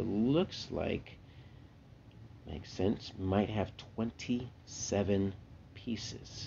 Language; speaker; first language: English; native; English